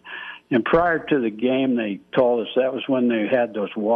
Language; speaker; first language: English; native; English